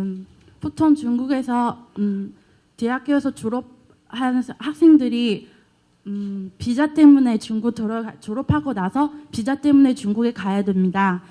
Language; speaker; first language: Korean; non-native, learner; Chinese